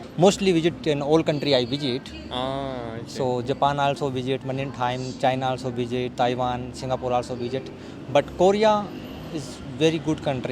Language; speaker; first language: English; non-native, learner; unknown